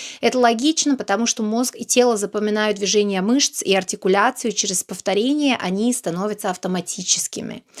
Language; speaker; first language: Russian; non-native, fluent; Serbian